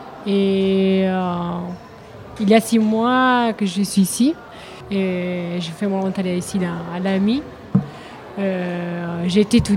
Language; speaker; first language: French; non-native, learner; Italian